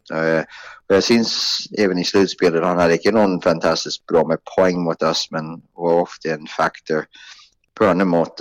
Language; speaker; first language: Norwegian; non-native, fluent; Swedish